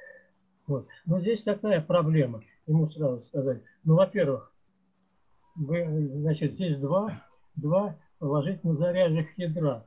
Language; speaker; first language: Russian; native; Russian